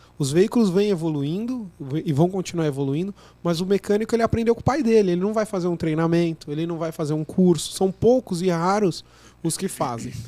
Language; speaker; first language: Portuguese; native; Portuguese